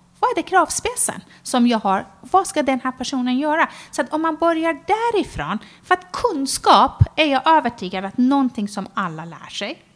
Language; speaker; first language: Swedish; non-native, fluent; Persian